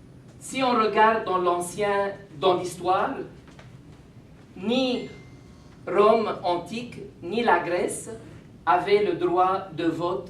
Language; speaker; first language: French; non-native, fluent; Arabic